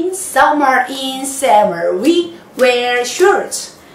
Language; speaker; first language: English; non-native, fluent; Korean